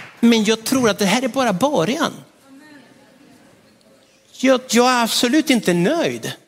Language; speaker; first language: Swedish; non-native, fluent; Spanish